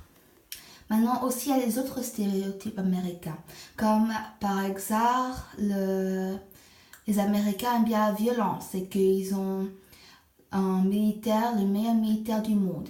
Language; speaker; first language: French; non-native, fluent; English